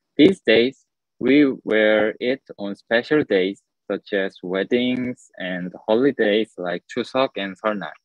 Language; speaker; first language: English; non-native, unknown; Korean